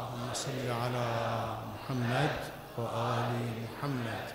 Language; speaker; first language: Arabic; native; Arabic